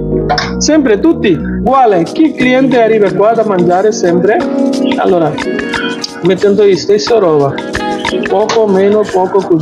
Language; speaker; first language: Italian; non-native, learner; Bangla